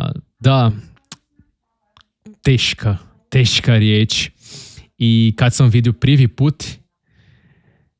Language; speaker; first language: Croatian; non-native, learner; Portuguese